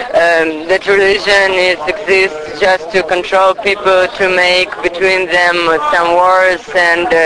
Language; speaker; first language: English; non-native, fluent; Russian